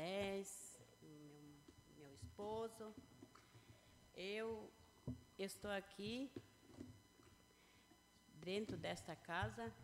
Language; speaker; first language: Portuguese; non-native, local second language; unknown